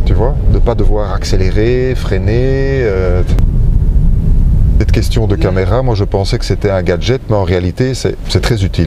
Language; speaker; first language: French; native; French